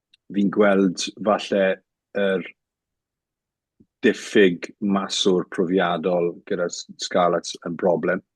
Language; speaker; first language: Welsh; native; Welsh